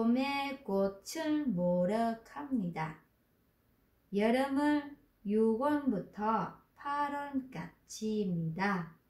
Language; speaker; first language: Korean; non-native, fluent; Vietnamese